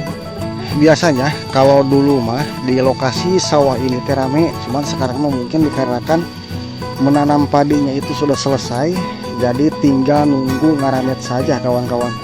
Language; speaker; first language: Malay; non-native, local second language; Sundanese